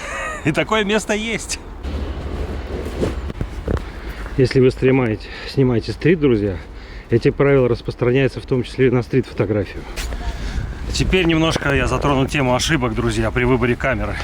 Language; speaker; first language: Russian; native; Russian